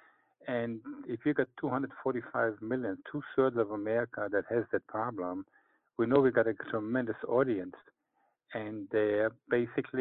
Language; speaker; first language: English; non-native, fluent; Hebrew